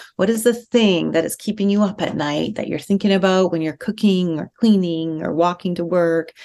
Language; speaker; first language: English; native; English